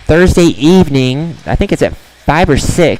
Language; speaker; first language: English; native; English